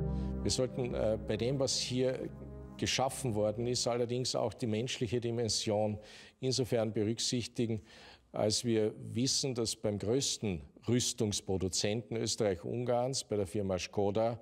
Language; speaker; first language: German; native; German